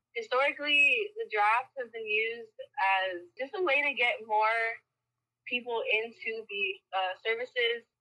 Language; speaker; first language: English; early bilingual, other home language; Spanish